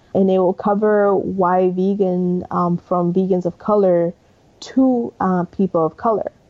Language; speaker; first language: English; early bilingual, other home language; Spanish